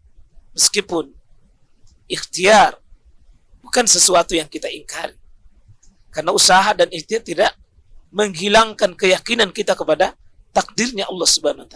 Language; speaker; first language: Indonesian; native; Indonesian